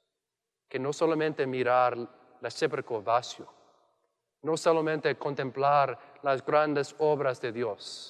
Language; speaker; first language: Spanish; non-native, learner; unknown